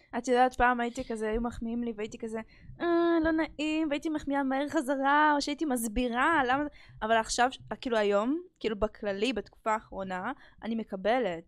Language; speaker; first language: Hebrew; early bilingual, other home language; Russian